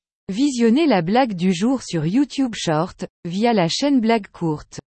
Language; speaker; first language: French; native; French